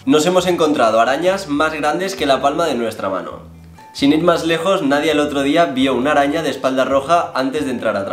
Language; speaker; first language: Spanish; native; Spanish